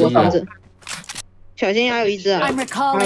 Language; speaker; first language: Chinese; native; Chinese